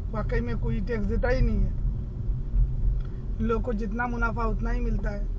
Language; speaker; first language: Hindi; non-native, local second language; Bangla